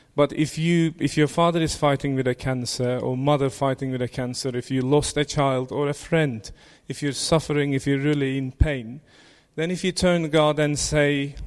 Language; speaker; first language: English; non-native, fluent; Turkish